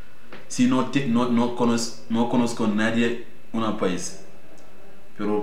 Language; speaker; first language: Spanish; non-native, learner; Wolof